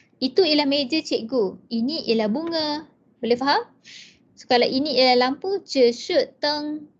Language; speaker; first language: Malay; non-native, local second language; Chinese